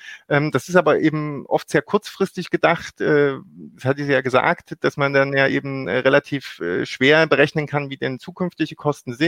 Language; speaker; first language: German; native; German